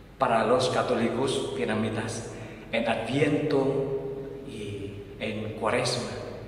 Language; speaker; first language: Spanish; non-native, fluent; Vietnamese